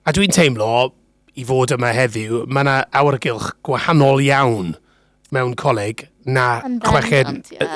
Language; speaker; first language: Welsh; non-native, local second language; English